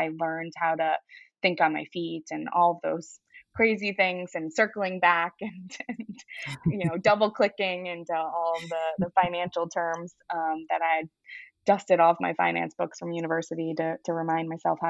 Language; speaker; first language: English; native; English